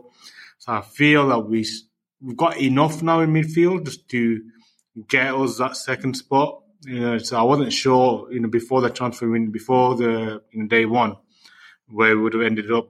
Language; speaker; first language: English; native; English